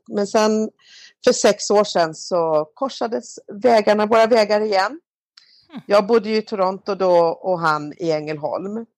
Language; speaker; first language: Swedish; native; Swedish